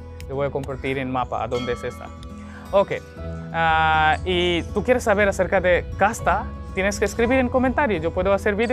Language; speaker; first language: Spanish; non-native, learner; Hindi